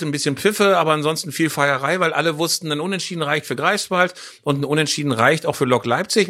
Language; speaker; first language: German; native; German